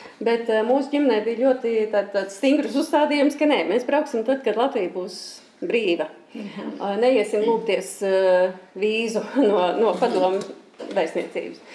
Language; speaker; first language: Latvian; early bilingual, heritage; Latvian